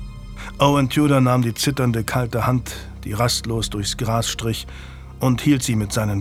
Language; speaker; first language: German; native; German